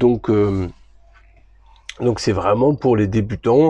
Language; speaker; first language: French; native; French